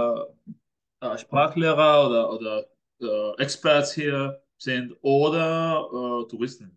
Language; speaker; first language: German; non-native, fluent; Spanish